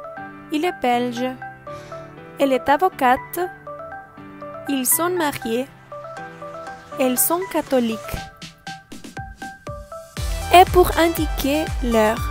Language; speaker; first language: French; non-native, learner; Spanish